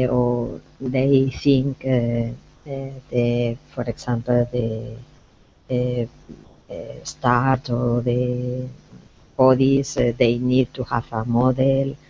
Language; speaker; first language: English; non-native, learner; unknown